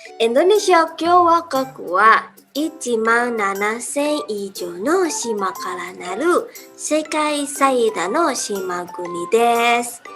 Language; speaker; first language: Japanese; non-native, learner; Indonesian